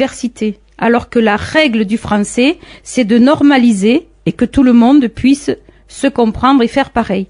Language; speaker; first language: French; native; French